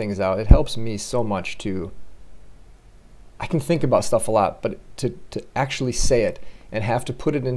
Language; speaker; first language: English; native; English